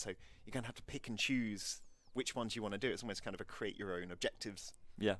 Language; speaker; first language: English; native; English